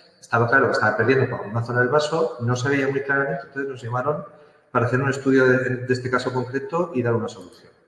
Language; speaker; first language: Spanish; native; Spanish